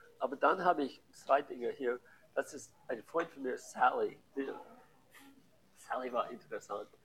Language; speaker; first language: German; non-native, fluent; English